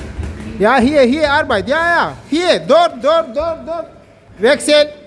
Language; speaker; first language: German; non-native, learner; Tajik